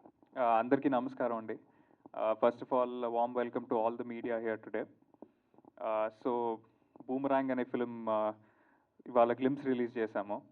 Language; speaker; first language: Telugu; native; Telugu